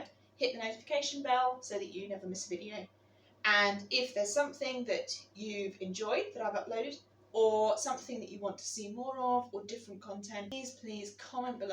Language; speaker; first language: English; native; English